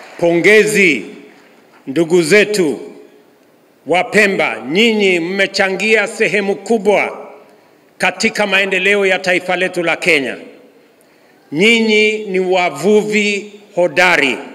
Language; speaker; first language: Swahili; non-native, local second language; Kalenjin